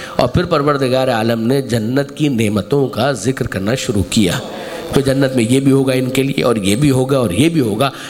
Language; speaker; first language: Urdu; non-native, local second language; Gujarati